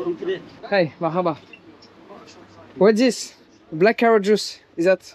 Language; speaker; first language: English; non-native, learner; French